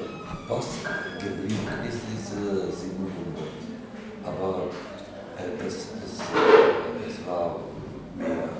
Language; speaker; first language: German; non-native, learner; Czech